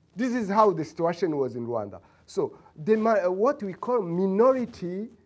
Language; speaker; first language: English; non-native, local second language; Kinyarwanda